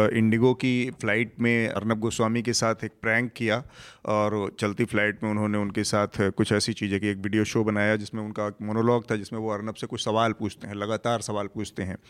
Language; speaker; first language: Hindi; native; Hindi